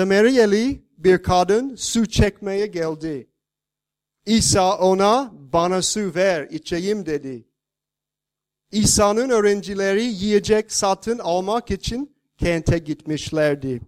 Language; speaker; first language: Turkish; non-native, fluent; English